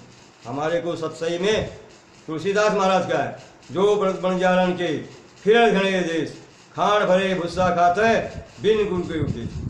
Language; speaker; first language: Hindi; non-native, local second language; Lambadi